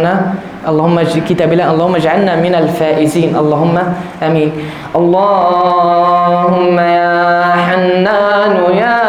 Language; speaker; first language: Indonesian; non-native, learner; Arabic